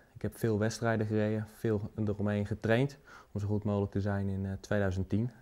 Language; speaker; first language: Dutch; native; Dutch